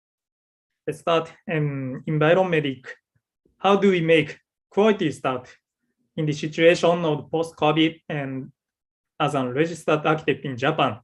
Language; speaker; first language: English; non-native, learner; Japanese